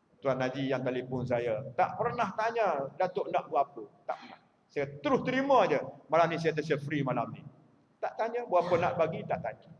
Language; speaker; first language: Malay; native; Malay